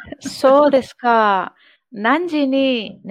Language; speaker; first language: Japanese; non-native, fluent; Spanish